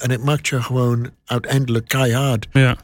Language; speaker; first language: Dutch; non-native, learner; English